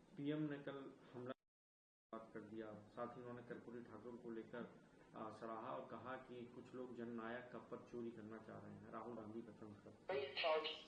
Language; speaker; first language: Hindi; native; Hindi